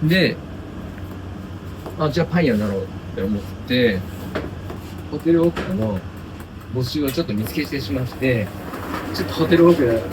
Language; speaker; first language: Japanese; native; Japanese